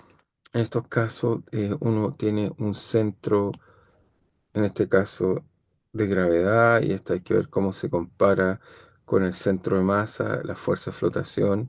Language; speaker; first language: Spanish; native; Spanish